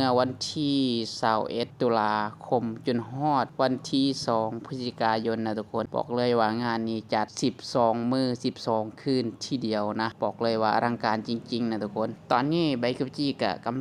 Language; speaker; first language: Thai; non-native, local second language; Northeastern Thai